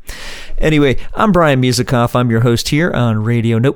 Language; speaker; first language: English; native; English